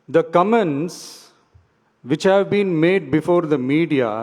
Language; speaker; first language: English; non-native, local second language; Tamil